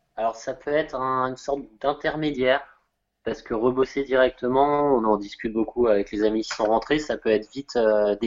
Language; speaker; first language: French; native; French